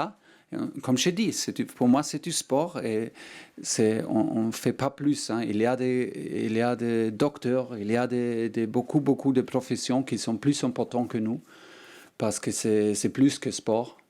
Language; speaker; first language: French; non-native, learner; German